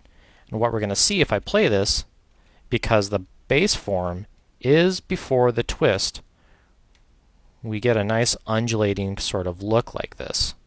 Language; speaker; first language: English; native; English